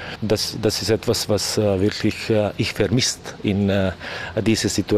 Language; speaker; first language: German; non-native, learner; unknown